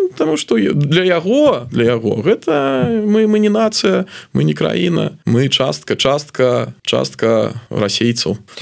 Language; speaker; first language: Belarusian; native; Belarusian